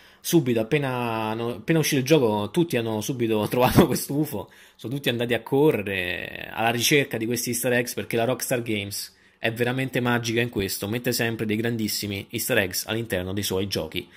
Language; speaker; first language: Italian; native; Italian